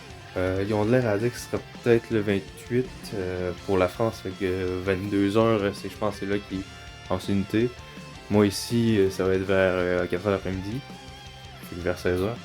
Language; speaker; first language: French; native; French